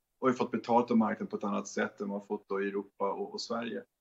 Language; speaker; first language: Swedish; native; Swedish